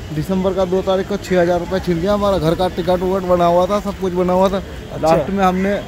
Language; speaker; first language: Hindi; native; Hindi